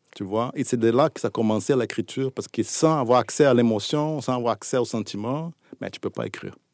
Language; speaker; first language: French; non-native, fluent; Portuguese